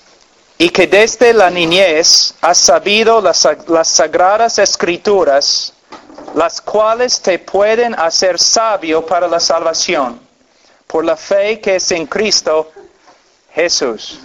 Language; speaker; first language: Spanish; non-native, fluent; English